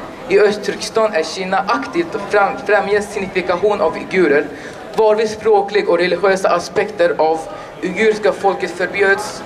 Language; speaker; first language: Swedish; non-native, learner; Uyghur